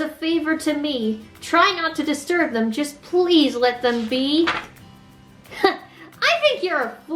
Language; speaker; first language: English; native; English